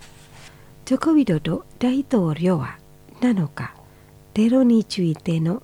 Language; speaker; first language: Japanese; non-native, fluent; Indonesian